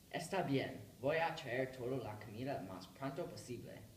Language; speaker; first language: Spanish; non-native, learner; English